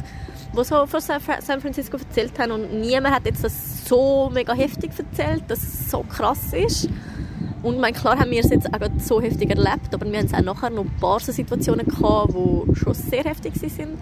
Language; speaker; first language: German; native; German